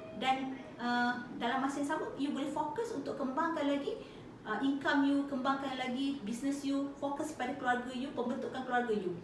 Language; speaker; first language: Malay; native; Malay